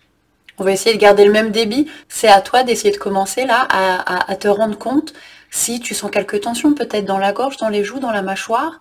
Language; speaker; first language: French; native; French